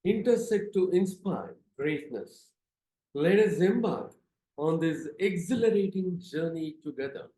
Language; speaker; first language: English; non-native, local second language; Tamil